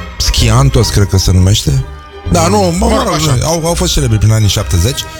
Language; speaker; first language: Romanian; native; Romanian